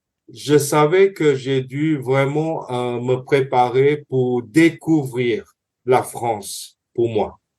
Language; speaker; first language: French; non-native, fluent; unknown